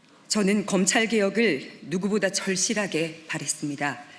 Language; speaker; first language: Korean; native; Korean